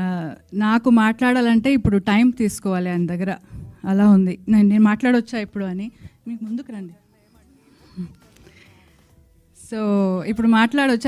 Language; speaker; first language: Telugu; non-native, local second language; Kannada